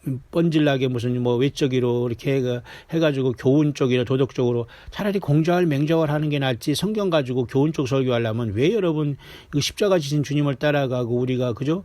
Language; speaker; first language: Korean; native; Korean